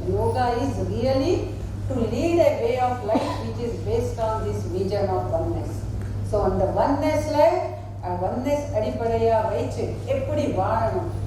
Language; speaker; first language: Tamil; non-native, fluent; Marathi